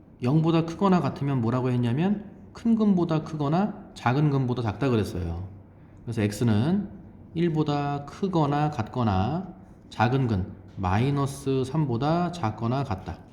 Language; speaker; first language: Korean; native; Korean